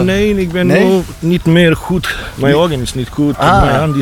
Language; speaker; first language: Dutch; non-native, learner; Bosnian